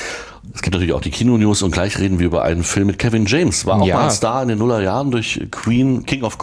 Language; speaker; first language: German; native; German